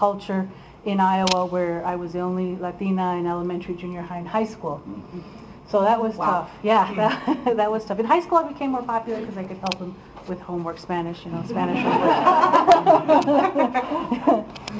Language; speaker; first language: English; early bilingual, other home language; Spanish